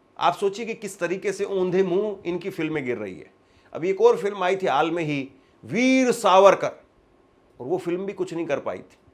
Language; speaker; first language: Hindi; native; Hindi